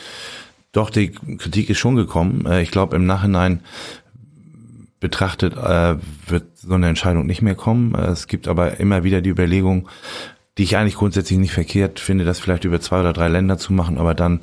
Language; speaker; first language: German; native; German